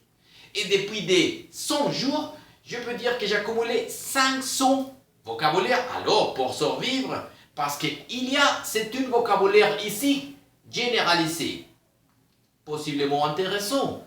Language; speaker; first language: French; non-native, fluent; Spanish